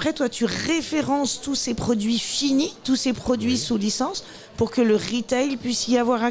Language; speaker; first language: French; native; French